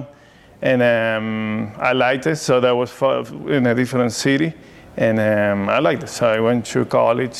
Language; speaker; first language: English; non-native, fluent; Spanish